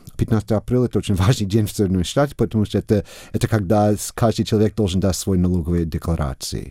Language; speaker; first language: Russian; non-native, fluent; English